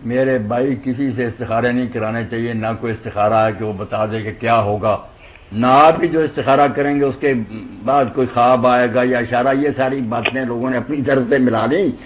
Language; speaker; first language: Urdu; non-native, local second language; Punjabi